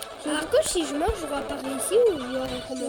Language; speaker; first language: French; native; French